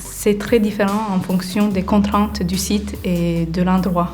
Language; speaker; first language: French; non-native, fluent; Romanian